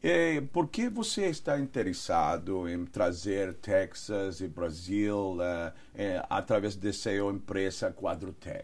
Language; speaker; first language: Portuguese; non-native, learner; Spanish